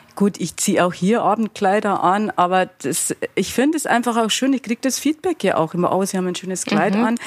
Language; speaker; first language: German; native; German